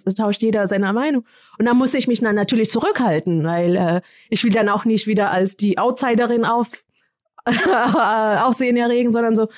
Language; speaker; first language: German; non-native, fluent; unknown